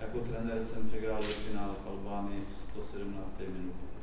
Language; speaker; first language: Polish; non-native, learner; Czech